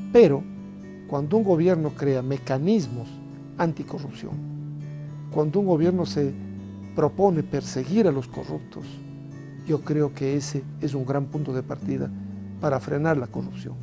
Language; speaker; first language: Spanish; native; Spanish